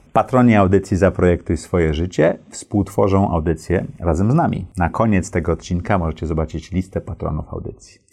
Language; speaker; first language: Polish; early bilingual, heritage; Polish